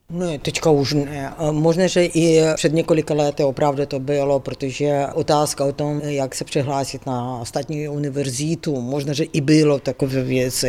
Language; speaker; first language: Czech; non-native, fluent; Ukrainian